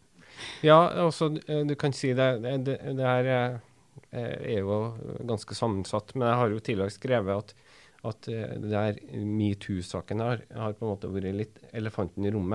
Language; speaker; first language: Norwegian; native; Norwegian